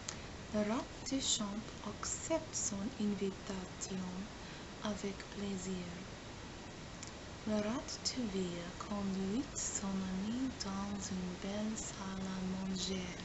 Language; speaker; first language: French; non-native, learner; English